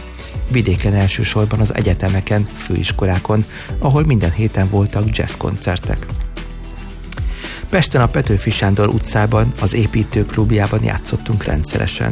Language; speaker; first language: Hungarian; native; Hungarian